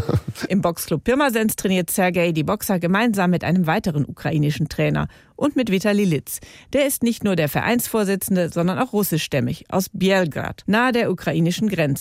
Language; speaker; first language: German; native; German